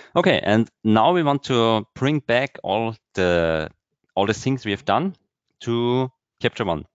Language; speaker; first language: English; non-native, fluent; German